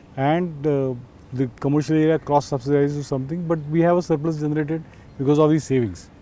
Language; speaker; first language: English; non-native, local second language; Marathi